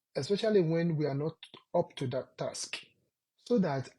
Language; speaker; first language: English; non-native, local second language; Yoruba